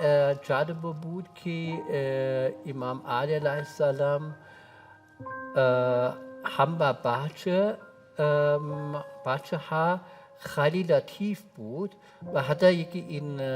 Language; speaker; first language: Persian; non-native, learner; German